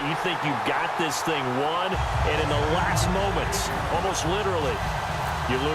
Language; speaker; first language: English; native; English